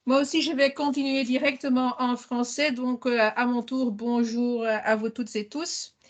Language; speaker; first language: French; non-native, local second language; Dutch